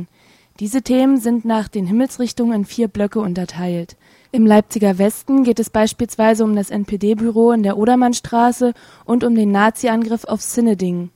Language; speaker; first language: German; native; German